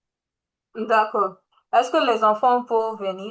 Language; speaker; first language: French; non-native, learner; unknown